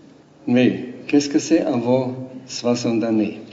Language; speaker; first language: French; non-native, learner; German